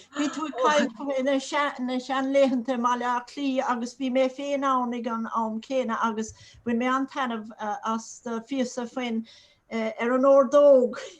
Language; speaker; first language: Irish; native; Irish